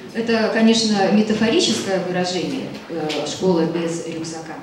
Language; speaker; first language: Russian; native; Russian